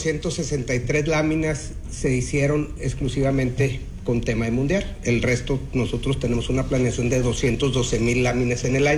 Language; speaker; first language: Spanish; native; Spanish